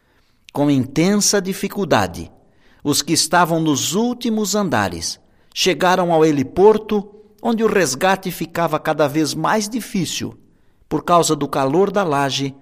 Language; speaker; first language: Portuguese; native; Portuguese